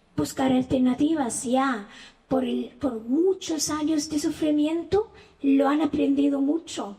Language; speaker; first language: Spanish; non-native, fluent; Arabic